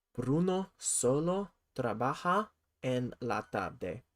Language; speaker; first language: Spanish; non-native, learner; English